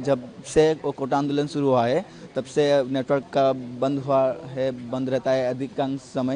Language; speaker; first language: Hindi; non-native, fluent; Bangla